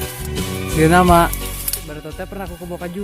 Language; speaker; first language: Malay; non-native, local second language; Sundanese